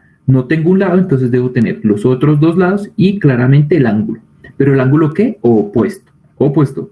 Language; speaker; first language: Spanish; native; Spanish